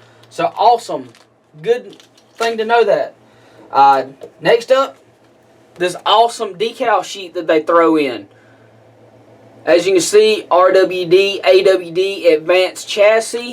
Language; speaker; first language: English; native; English